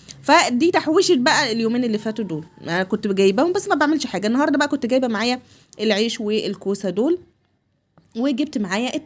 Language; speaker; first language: Arabic; native; Arabic